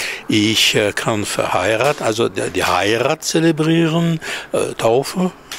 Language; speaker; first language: German; non-native, fluent; Hebrew